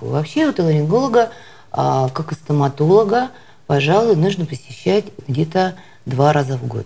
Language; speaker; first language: Russian; native; Russian